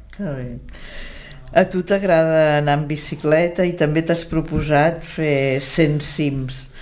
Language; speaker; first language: Catalan; native; Catalan